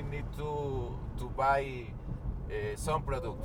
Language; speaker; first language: English; non-native, learner; Spanish